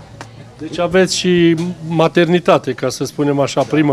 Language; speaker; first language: Romanian; native; Romanian